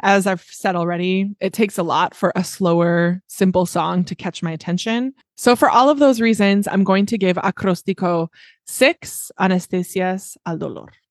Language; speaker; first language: English; native; English